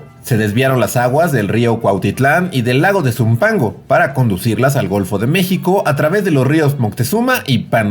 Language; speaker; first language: Spanish; native; Spanish